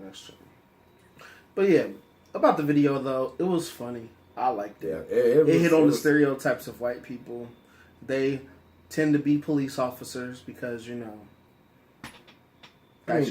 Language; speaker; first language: English; native; English